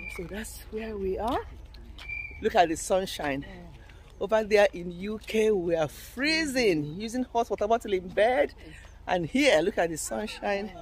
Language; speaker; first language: English; non-native, local second language; Igbo